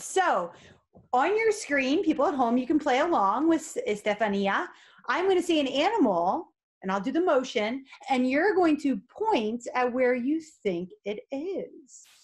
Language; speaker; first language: English; native; English